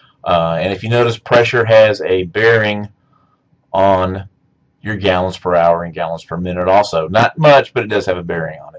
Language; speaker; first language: English; native; English